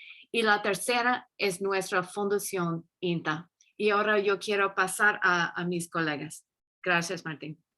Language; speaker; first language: Spanish; non-native, fluent; English